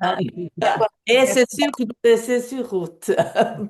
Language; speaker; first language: French; non-native, fluent; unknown